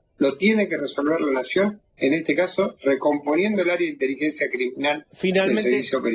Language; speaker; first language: Spanish; native; Spanish